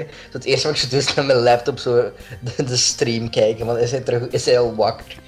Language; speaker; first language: Dutch; native; Dutch